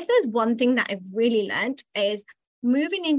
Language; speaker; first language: English; native; English